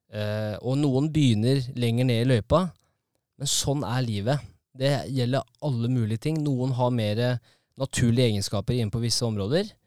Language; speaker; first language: Norwegian; native; Norwegian